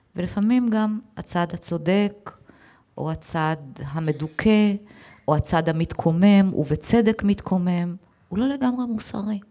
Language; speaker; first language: Hebrew; native; Hebrew